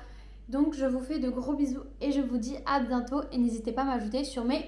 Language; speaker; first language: French; native; French